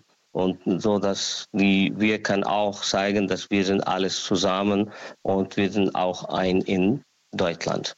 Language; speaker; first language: German; non-native, learner; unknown